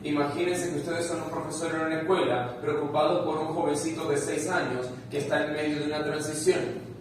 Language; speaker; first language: Spanish; native; Spanish